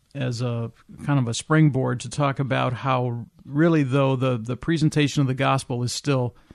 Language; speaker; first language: English; native; English